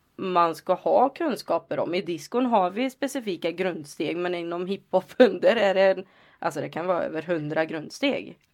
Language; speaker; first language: Swedish; native; Swedish